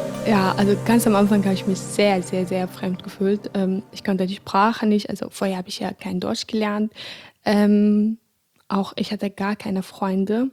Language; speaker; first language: German; non-native, fluent; Arabic